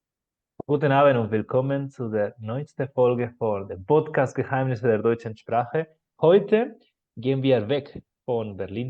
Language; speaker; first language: German; non-native, fluent; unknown